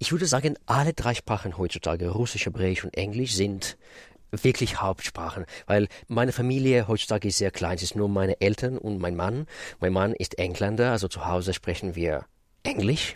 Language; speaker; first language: German; non-native, fluent; Russian